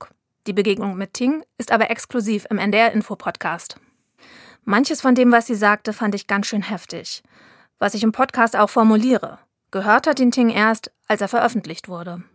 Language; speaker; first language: German; native; German